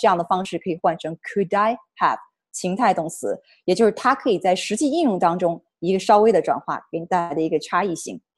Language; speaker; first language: Chinese; native; Chinese